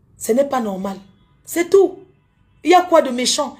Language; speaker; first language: French; native; French